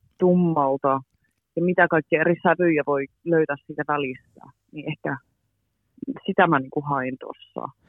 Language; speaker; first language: Finnish; early bilingual, heritage; English